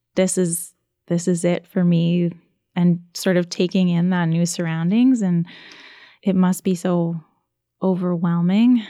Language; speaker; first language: English; native; English